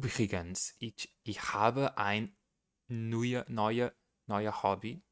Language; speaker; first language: German; non-native, learner; Portuguese